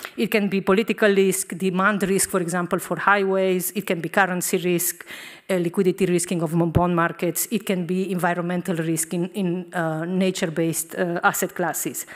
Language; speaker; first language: English; non-native, fluent; Romanian